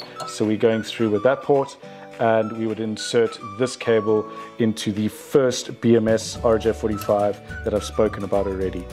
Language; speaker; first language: English; native; English